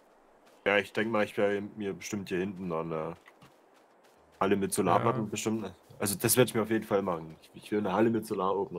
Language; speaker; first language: German; native; German